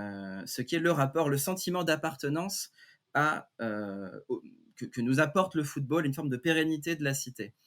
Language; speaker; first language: French; native; French